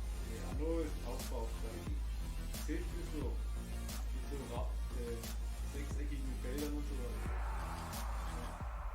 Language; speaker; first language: German; native; German